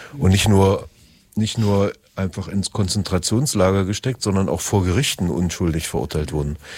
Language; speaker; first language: German; native; German